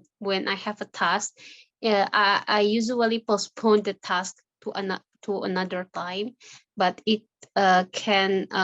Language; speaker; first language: English; non-native, learner; Indonesian